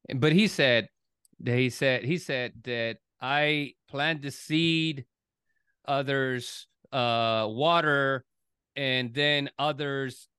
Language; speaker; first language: English; non-native, fluent; Spanish